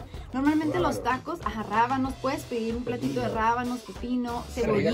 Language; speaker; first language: Spanish; native; Spanish